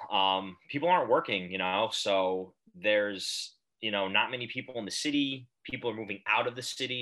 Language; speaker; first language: English; native; English